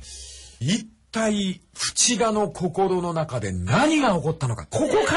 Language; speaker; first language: Japanese; native; Japanese